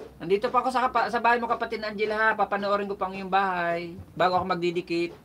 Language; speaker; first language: Filipino; non-native, local second language; Bikol